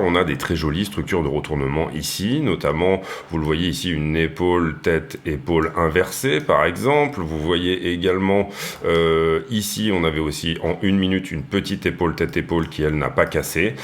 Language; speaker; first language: French; native; French